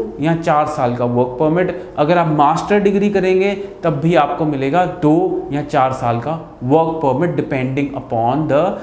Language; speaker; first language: Hindi; non-native, local second language; Punjabi